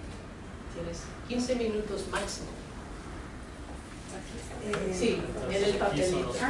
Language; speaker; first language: Spanish; non-native, fluent; English